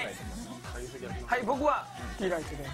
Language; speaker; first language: Japanese; non-native, fluent; Korean